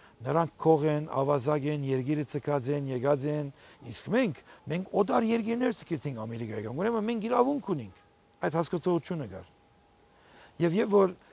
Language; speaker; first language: Armenian; early bilingual, heritage; Armenian